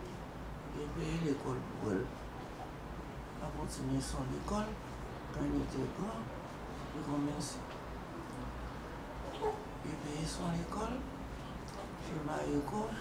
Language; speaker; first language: French; non-native, local second language; Guadeloupean Creole French